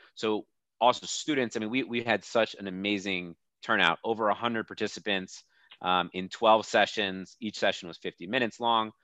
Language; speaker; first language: English; native; English